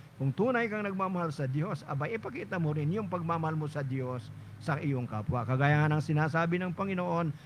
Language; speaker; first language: Filipino; non-native, local second language; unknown